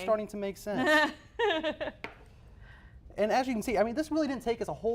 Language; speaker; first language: English; native; English